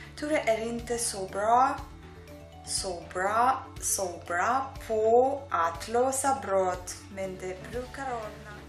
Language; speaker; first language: French; non-native, fluent; Ukrainian